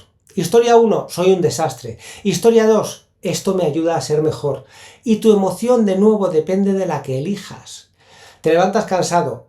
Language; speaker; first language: Spanish; native; Spanish